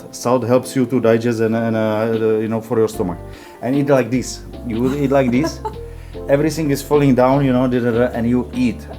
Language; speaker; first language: English; non-native, fluent; Czech